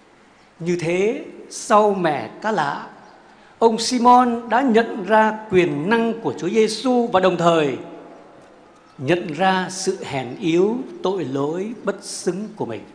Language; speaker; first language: Vietnamese; native; Vietnamese